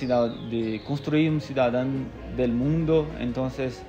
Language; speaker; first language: Spanish; non-native, fluent; Portuguese